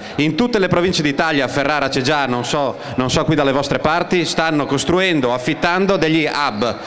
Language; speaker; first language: Italian; native; Italian